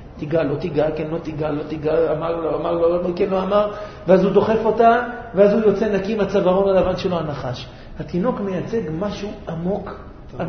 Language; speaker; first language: Hebrew; native; Hebrew